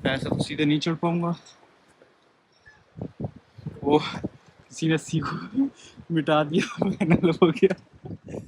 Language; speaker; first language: Hindi; native; Hindi